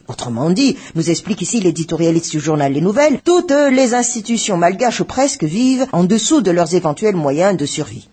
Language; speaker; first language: French; non-native, local second language; Malagasy